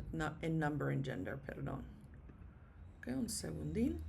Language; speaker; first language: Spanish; non-native, fluent; English